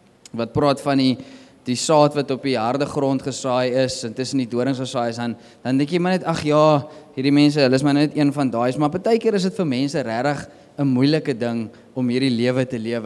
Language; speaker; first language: Afrikaans; native; Afrikaans